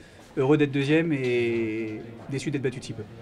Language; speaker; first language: French; native; French